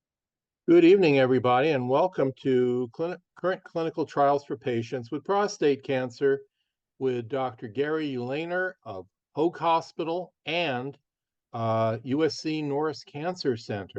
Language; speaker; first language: English; native; English